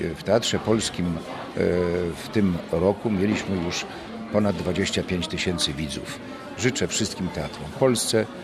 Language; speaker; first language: Polish; native; Polish